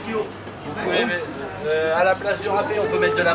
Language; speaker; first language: French; native; French